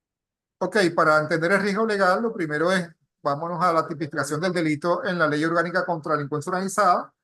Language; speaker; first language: Spanish; native; Spanish